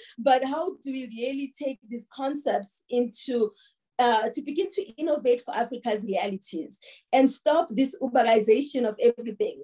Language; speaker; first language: English; non-native, local second language; Tsonga